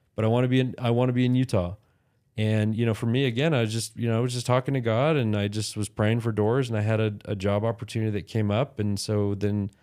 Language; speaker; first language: English; native; English